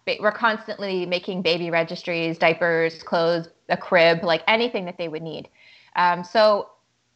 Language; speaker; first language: English; native; English